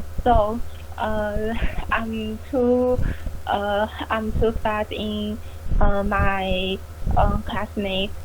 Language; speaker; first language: English; non-native, learner; Chinese